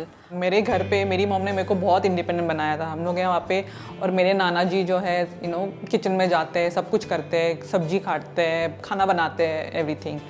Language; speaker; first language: Hindi; native; Hindi